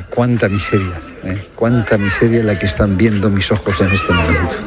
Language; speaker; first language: Spanish; native; Spanish